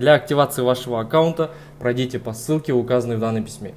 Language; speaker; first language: Russian; non-native, local second language; Kazakh